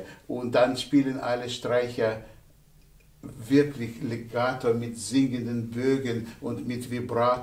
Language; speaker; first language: German; non-native, fluent; Russian